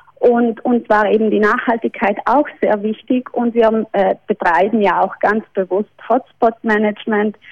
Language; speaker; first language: German; native; German